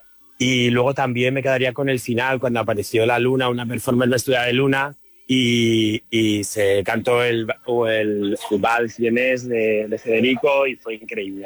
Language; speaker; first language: Spanish; native; Spanish